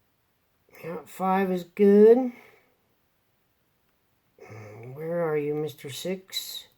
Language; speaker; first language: English; native; English